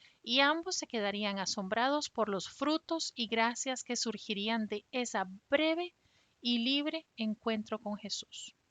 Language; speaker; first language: Spanish; native; Spanish